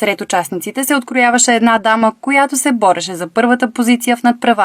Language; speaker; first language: Bulgarian; native; Bulgarian